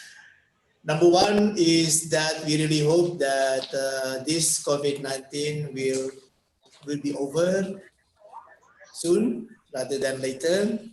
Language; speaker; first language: English; non-native, fluent; Indonesian